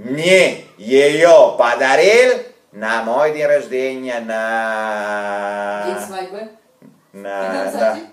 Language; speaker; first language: Russian; non-native, fluent; Italian